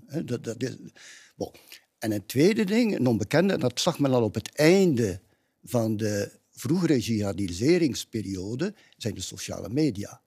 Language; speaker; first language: Dutch; native; Dutch